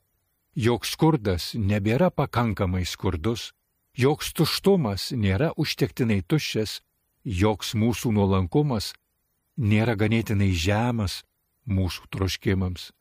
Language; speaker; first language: Lithuanian; native; Lithuanian